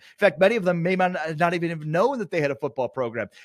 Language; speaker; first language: English; native; English